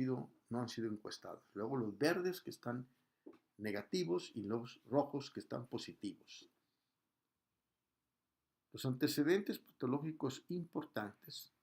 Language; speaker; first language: Spanish; native; Spanish